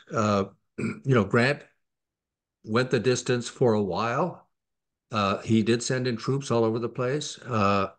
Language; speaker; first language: English; native; English